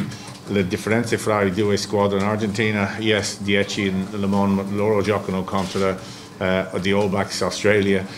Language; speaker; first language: Italian; non-native, learner; English